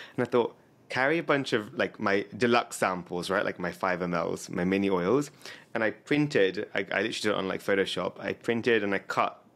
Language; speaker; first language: English; native; English